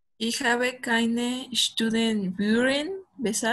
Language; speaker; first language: German; non-native, learner; Spanish